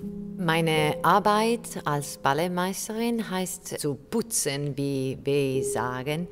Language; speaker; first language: German; non-native, fluent; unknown